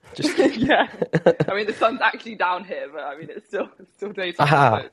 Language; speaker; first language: English; native; English